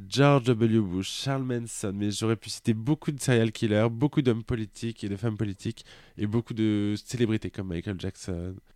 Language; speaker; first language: French; native; French